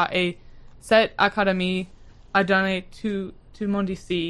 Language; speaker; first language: French; non-native, learner; English